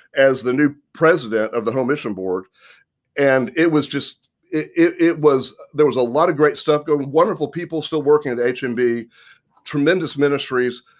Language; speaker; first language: English; native; English